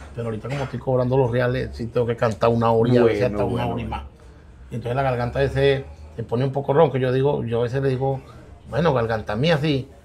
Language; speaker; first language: Spanish; native; Spanish